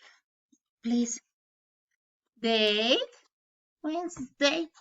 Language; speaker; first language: English; non-native, learner; Spanish